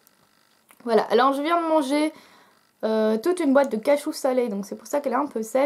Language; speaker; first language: French; native; French